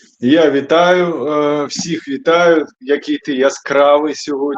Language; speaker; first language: Ukrainian; non-native, local second language; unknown